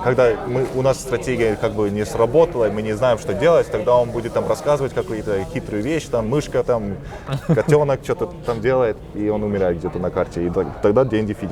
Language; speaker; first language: Russian; early bilingual, heritage; Russian